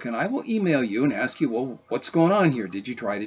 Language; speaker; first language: English; native; English